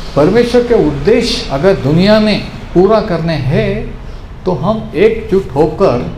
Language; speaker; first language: Hindi; non-native, local second language; Marathi